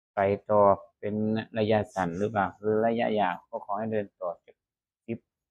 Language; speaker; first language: Thai; native; Thai